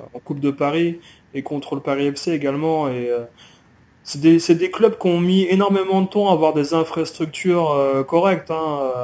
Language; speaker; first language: French; native; French